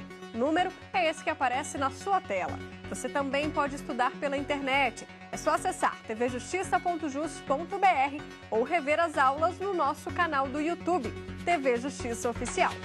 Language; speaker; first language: Portuguese; native; Portuguese